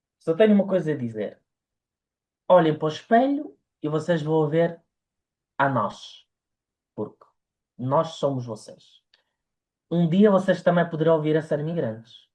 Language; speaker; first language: Portuguese; early bilingual, other home language; Ukrainian